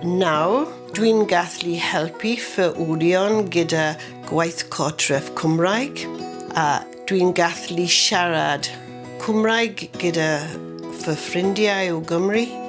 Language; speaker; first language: Welsh; non-native, learner; English